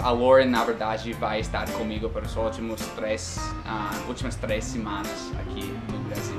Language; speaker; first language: Portuguese; non-native, fluent; English